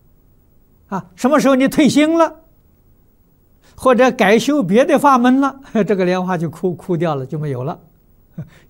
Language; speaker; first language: Chinese; native; Chinese